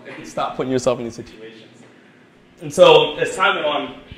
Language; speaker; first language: English; native; English